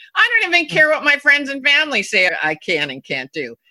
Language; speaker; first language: English; non-native, fluent; Japanese